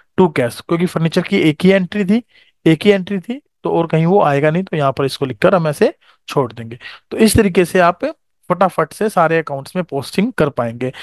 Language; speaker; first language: Hindi; native; Hindi